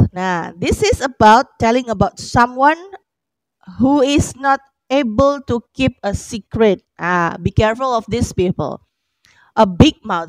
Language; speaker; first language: English; non-native, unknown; Indonesian